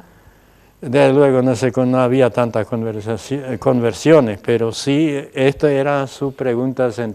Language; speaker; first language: Spanish; non-native, local second language; Plautdietsch